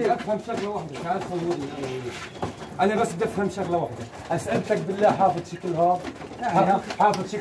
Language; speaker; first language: Arabic; native; Arabic